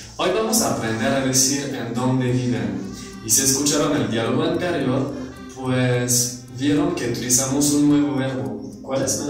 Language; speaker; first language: Spanish; non-native, fluent; French